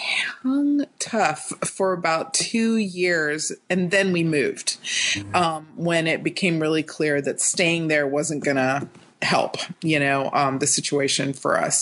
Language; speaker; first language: English; native; English